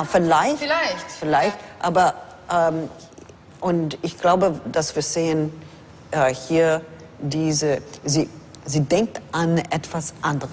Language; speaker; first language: German; non-native, fluent; English